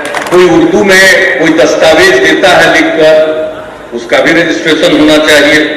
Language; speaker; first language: Hindi; native; Hindi